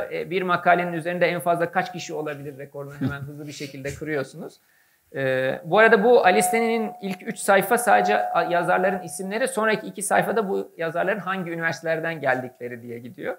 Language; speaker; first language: Turkish; native; Turkish